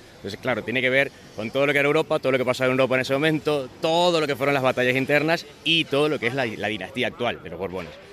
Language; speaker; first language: Spanish; native; Spanish